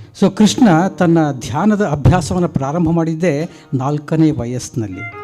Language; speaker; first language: Kannada; native; Kannada